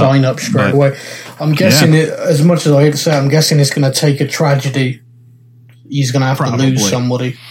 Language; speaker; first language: English; native; English